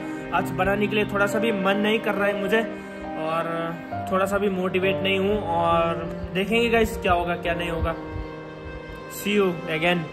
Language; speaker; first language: Hindi; non-native, local second language; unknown